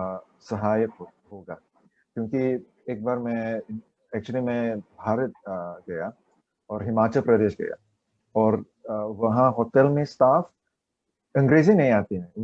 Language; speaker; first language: Hindi; non-native, learner; Chinese